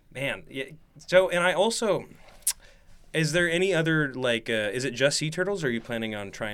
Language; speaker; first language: English; native; English